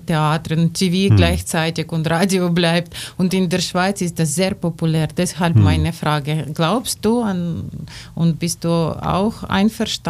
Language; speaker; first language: German; non-native, fluent; Ukrainian